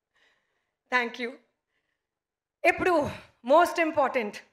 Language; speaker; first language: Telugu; non-native, local second language; Hindi